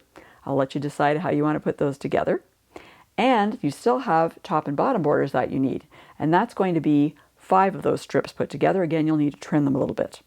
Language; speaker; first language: English; native; English